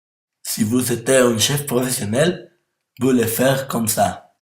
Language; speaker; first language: French; non-native, learner; Spanish